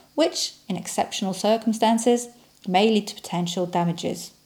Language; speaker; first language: English; non-native, fluent; French